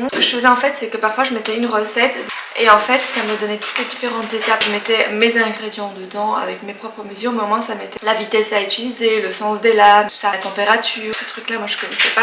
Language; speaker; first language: French; native; French